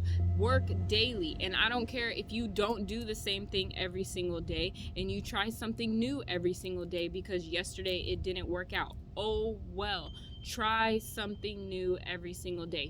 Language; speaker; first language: English; native; English